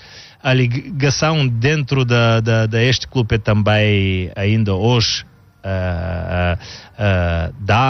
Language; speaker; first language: Portuguese; non-native, learner; Bulgarian